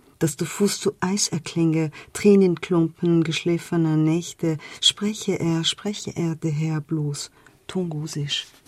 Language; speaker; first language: German; non-native, fluent; Persian